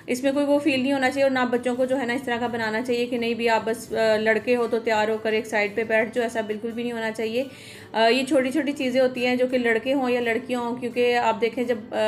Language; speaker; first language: Urdu; native; Urdu